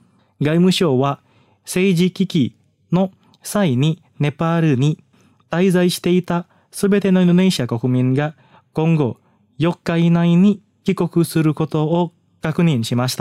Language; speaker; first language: Japanese; non-native, fluent; Indonesian